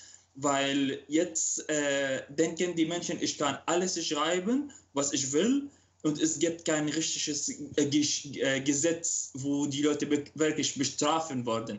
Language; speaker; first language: German; non-native, local second language; Arabic